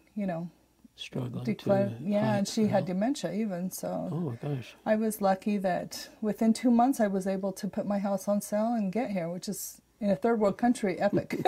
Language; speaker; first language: English; native; English